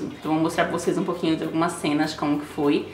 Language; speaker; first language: Portuguese; native; Portuguese